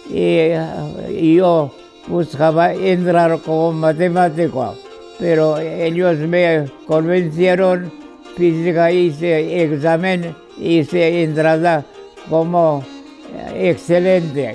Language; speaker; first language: Spanish; non-native, fluent; Georgian